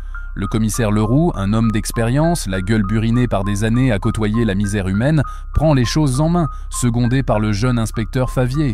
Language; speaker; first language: French; native; French